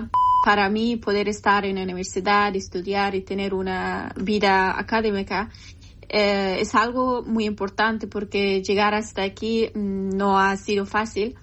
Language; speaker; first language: Spanish; non-native, learner; Persian